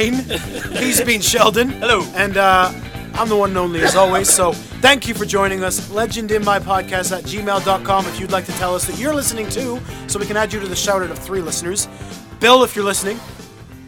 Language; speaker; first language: English; native; English